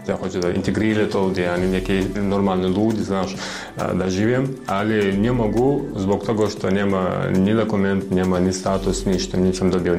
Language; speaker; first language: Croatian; non-native, learner; Russian